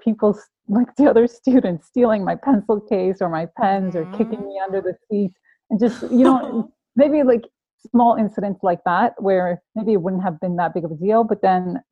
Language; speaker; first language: English; non-native, fluent; Persian